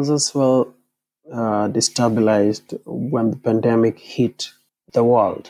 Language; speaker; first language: English; non-native, local second language; Kalenjin